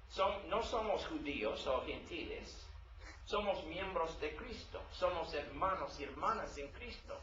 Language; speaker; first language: Spanish; non-native, learner; English